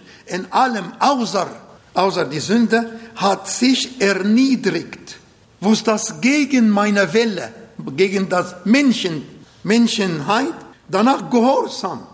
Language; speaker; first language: German; non-native, fluent; Arabic